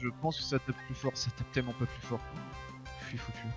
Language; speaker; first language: French; native; French